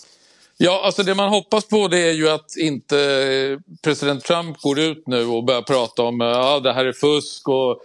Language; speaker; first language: Swedish; native; Swedish